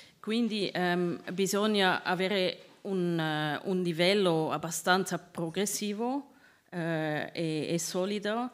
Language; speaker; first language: Italian; non-native, learner; Swiss German